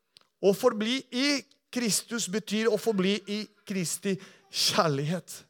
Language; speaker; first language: Norwegian; non-native, fluent; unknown